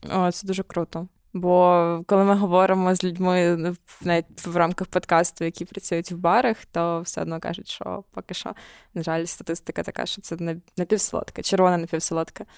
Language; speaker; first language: Ukrainian; native; Ukrainian